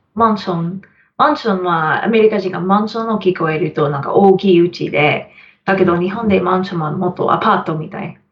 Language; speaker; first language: Japanese; non-native, learner; English